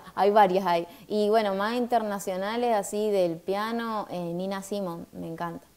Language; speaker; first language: Spanish; native; Spanish